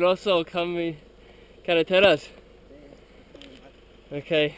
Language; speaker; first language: Spanish; non-native, learner; English